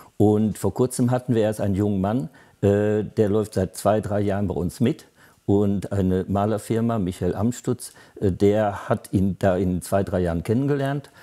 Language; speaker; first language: German; native; German